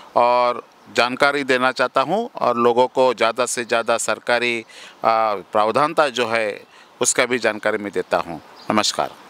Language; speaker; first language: Hindi; non-native, local second language; Marathi